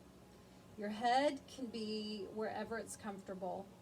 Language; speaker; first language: English; native; English